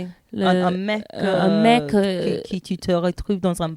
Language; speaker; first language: French; non-native, learner; English